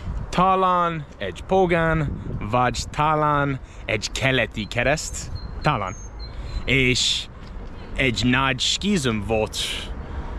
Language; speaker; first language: Hungarian; non-native, learner; English